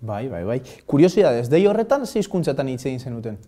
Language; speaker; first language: Basque; native; Basque